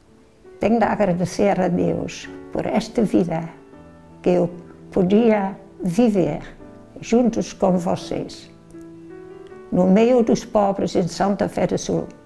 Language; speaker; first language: Portuguese; non-native, learner; Dutch